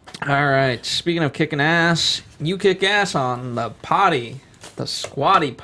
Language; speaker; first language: English; native; English